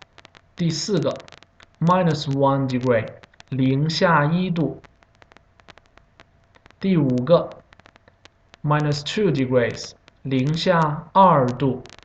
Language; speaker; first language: Chinese; non-native, fluent; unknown